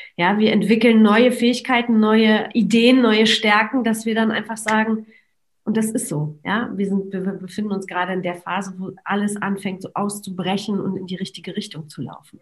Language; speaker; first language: German; early bilingual, other home language; Polish